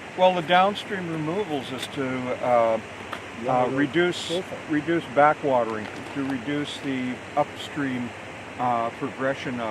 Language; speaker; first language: English; native; English